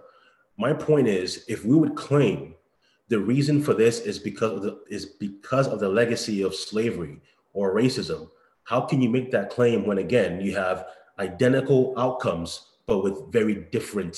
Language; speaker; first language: English; native; English